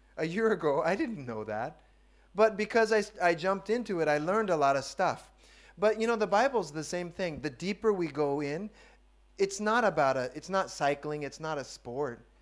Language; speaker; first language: English; native; English